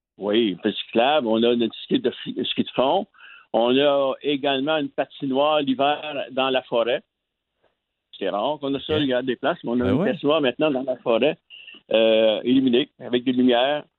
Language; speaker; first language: French; native; French